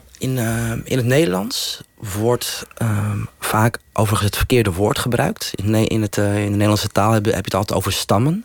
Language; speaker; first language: Dutch; early bilingual, other home language; Riffian